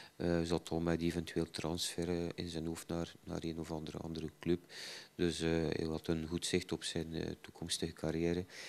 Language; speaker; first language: Dutch; native; Dutch